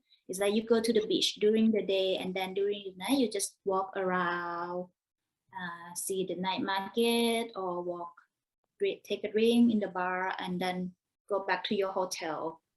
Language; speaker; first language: English; non-native, learner; Thai